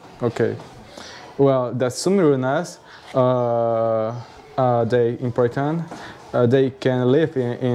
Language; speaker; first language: English; non-native, learner; Spanish